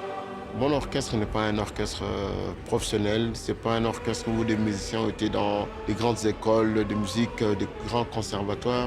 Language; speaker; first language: French; non-native, local second language; Lingala